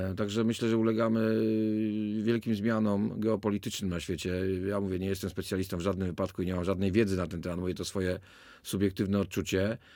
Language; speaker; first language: Polish; native; Polish